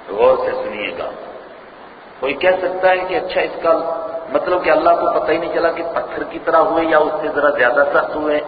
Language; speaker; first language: Urdu; non-native, local second language; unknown